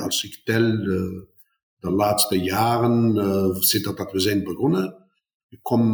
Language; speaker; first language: Dutch; non-native, fluent; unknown